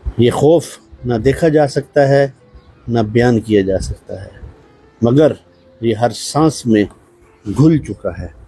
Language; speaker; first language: Urdu; non-native, local second language; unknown